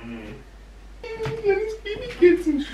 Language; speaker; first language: German; native; German